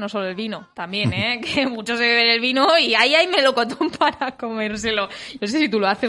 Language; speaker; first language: Spanish; native; Spanish